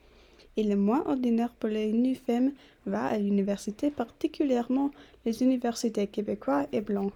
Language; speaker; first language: French; non-native, learner; English